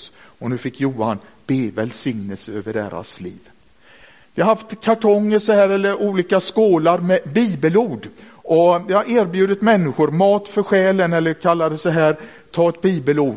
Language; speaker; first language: Swedish; native; Swedish